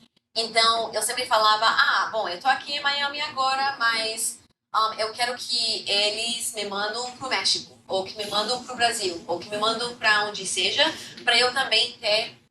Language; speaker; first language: Portuguese; non-native, fluent; English